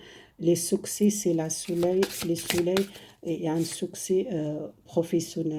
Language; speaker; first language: French; non-native, fluent; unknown